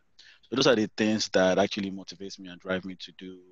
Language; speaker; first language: English; non-native, local second language; Yoruba